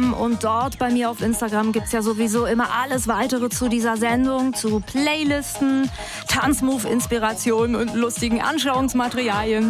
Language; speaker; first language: German; native; German